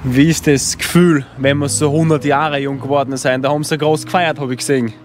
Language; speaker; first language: German; native; German